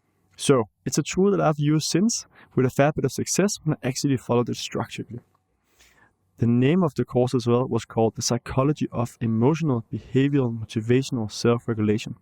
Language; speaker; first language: English; non-native, fluent; Danish